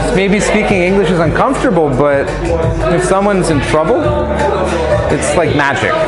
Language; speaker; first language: English; native; English